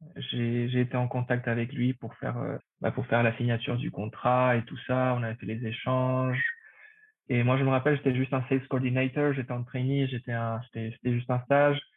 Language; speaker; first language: French; non-native, fluent; Spanish